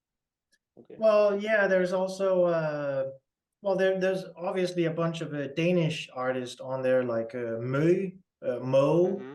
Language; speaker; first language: English; non-native, fluent; Danish